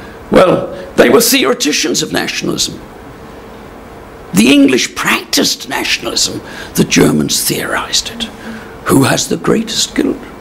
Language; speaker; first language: English; native; English